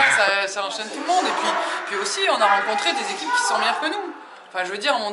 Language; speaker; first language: French; native; French